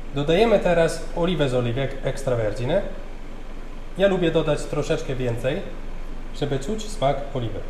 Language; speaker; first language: Polish; early bilingual, heritage; Italian